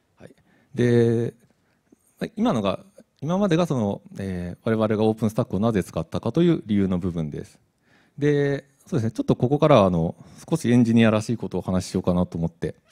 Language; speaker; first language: Japanese; native; Japanese